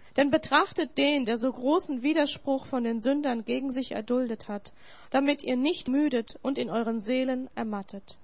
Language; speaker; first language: German; native; German